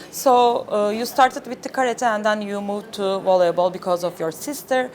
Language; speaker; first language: English; non-native, fluent; Turkish